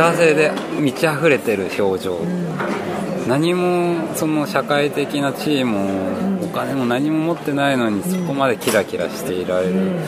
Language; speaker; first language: Japanese; early bilingual, heritage; Japanese